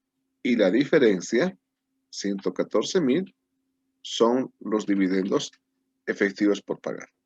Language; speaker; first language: Spanish; native; Spanish